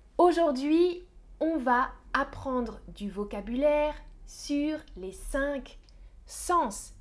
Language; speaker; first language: French; native; French